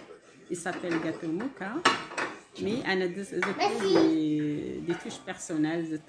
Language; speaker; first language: French; non-native, local second language; Arabic